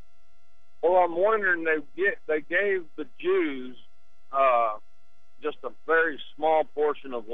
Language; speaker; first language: English; native; English